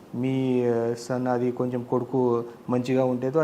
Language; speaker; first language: Telugu; non-native, learner; Marathi